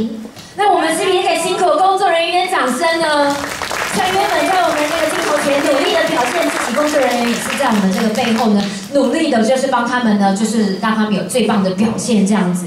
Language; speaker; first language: Chinese; native; Chinese